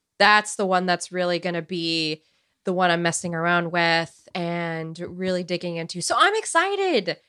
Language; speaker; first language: English; early bilingual, other home language; Romanian